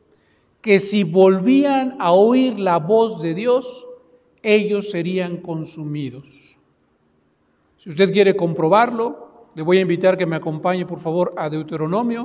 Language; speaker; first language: Spanish; native; Spanish